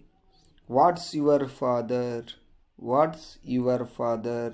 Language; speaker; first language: English; non-native, local second language; Kannada